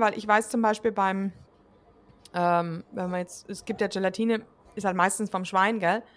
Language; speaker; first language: German; native; German